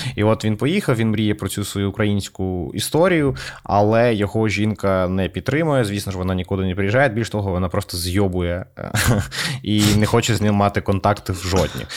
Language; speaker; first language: Ukrainian; non-native, local second language; Russian